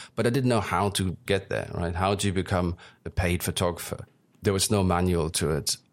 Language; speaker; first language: English; early bilingual, other home language; German